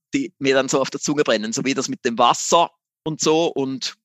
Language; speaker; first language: German; native; German